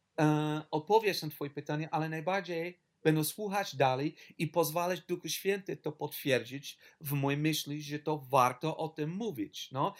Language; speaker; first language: Polish; non-native, learner; English